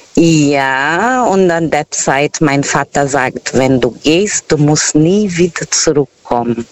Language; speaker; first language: German; non-native, fluent; Portuguese